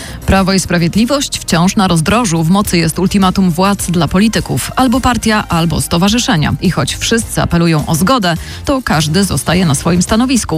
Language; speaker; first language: Polish; native; Polish